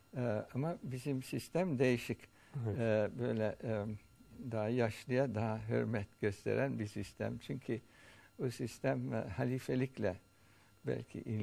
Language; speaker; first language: Turkish; early bilingual, heritage; Turkish